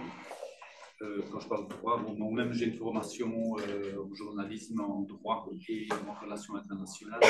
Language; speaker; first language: French; native; French